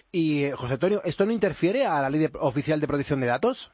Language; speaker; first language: Spanish; native; Spanish